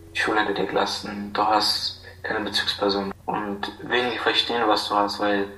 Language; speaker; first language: German; non-native, fluent; Arabic